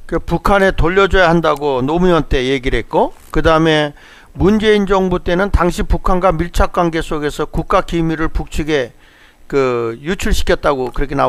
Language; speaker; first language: Korean; native; Korean